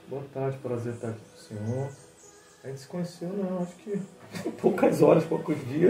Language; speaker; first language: Portuguese; early bilingual, heritage; Portuguese